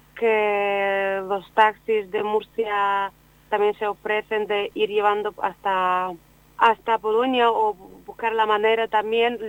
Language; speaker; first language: Spanish; non-native, fluent; Ukrainian